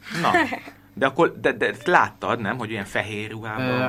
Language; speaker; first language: Hungarian; native; Hungarian